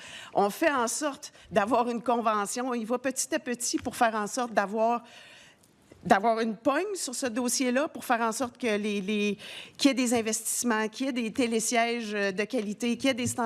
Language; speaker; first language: French; native; French